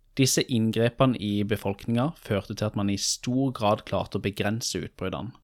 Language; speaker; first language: Norwegian; native; Norwegian